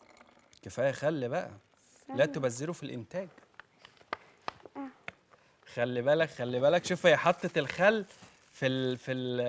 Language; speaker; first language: Arabic; native; Arabic